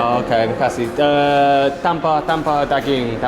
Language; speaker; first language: Indonesian; non-native, learner; English